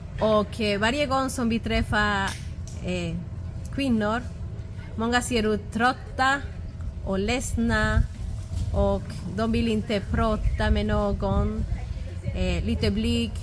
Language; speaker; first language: Swedish; non-native, fluent; Spanish